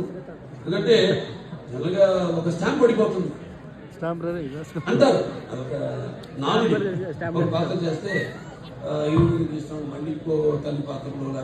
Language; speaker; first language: Telugu; native; Telugu